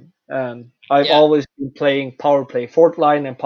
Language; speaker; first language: English; non-native, fluent; Swedish